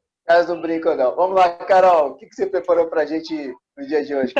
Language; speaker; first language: Portuguese; native; Portuguese